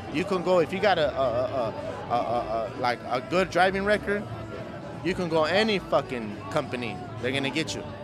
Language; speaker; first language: English; early bilingual, other home language; Spanish